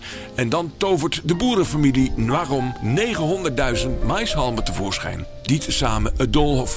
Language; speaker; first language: Dutch; native; Dutch